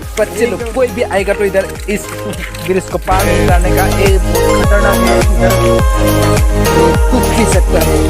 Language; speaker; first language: Hindi; non-native, local second language; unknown